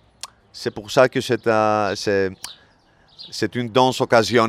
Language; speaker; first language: French; non-native, learner; Greek